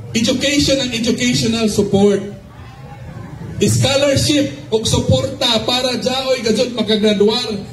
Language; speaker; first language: Cebuano; non-native, local second language; Surigaonon